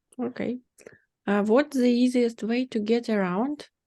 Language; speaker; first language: English; non-native, learner; Ukrainian